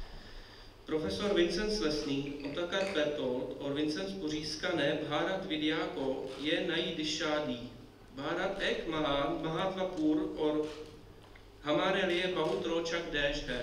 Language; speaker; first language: Hindi; non-native, learner; Czech